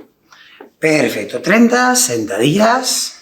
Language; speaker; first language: Spanish; native; Spanish